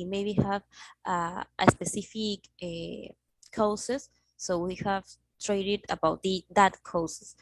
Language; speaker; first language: English; non-native, learner; Spanish